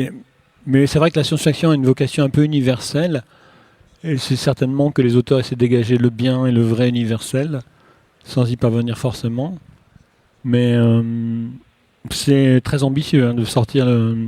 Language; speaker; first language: French; native; French